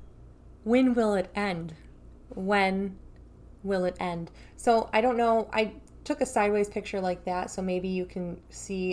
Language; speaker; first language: English; native; English